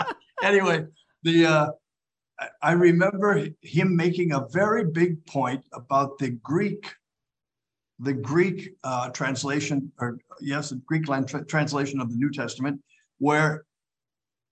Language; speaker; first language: English; native; English